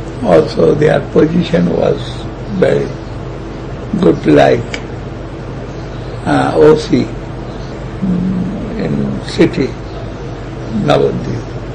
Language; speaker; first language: English; non-native, local second language; Bangla